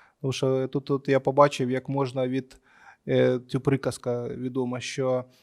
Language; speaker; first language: Ukrainian; non-native, local second language; Russian